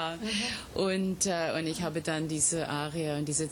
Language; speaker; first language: German; non-native, fluent; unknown